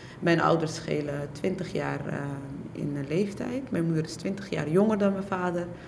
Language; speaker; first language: Dutch; early bilingual, other home language; Somali